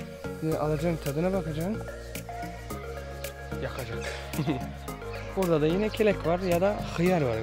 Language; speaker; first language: Turkish; early bilingual, heritage; Turkish